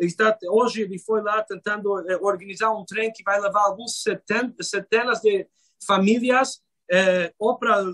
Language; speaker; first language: Portuguese; non-native, fluent; Hebrew